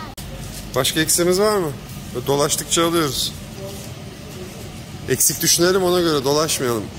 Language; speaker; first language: Turkish; native; Turkish